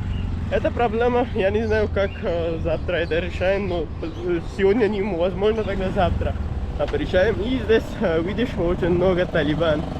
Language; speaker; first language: Russian; non-native, learner; Pashto